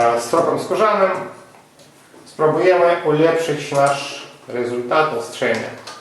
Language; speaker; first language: Polish; non-native, fluent; Ukrainian